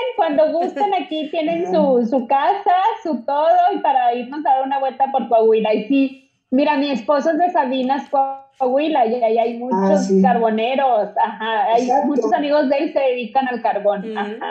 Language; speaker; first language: Spanish; native; Spanish